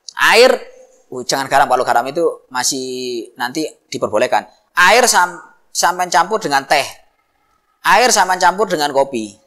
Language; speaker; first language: Indonesian; non-native, local second language; Javanese